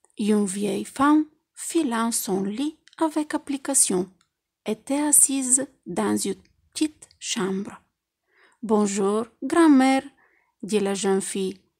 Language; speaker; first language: French; non-native, fluent; Bulgarian